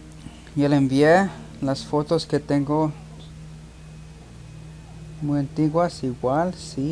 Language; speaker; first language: Spanish; early bilingual, heritage; Spanish